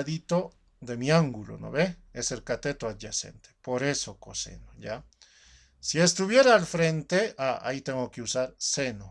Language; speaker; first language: Spanish; native; Spanish